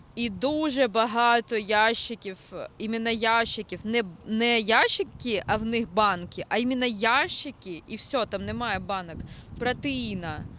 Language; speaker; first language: Ukrainian; non-native, local second language; Russian